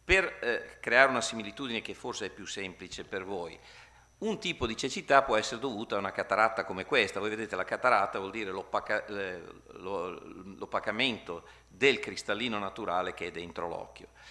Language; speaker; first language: Italian; native; Italian